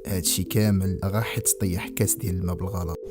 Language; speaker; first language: Arabic; native; Arabic